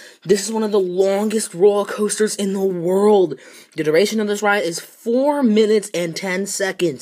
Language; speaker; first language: English; native; English